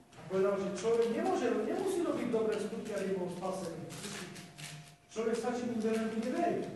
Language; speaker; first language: Slovak; non-native, local second language; Romany